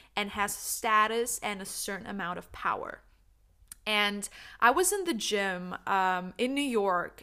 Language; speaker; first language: English; non-native, fluent; Lithuanian